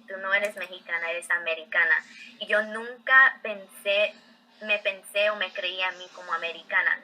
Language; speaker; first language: Spanish; early bilingual, heritage; Spanish